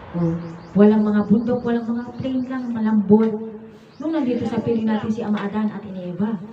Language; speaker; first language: Filipino; non-native, local second language; Iloko